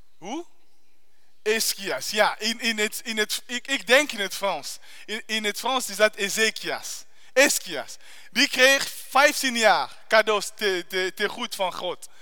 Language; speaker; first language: Dutch; non-native, fluent; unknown